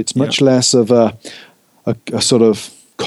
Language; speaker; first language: English; native; English